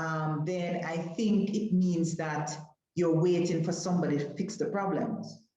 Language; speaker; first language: English; native; English